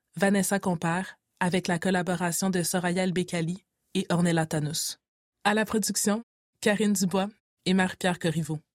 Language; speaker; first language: French; native; French